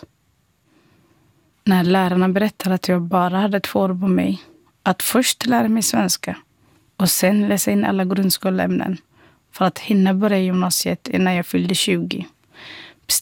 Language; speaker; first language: Swedish; non-native, fluent; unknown